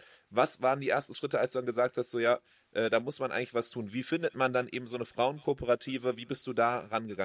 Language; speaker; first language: German; native; German